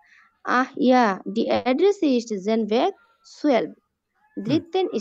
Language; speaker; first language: German; non-native, learner; Bangla